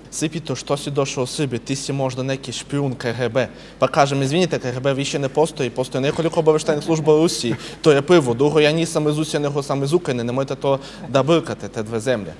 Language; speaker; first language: Serbian; non-native, fluent; Russian